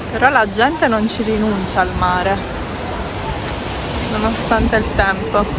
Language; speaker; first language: Italian; native; Italian